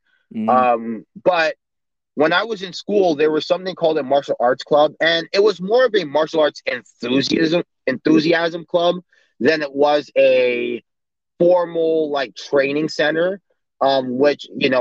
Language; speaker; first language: English; native; English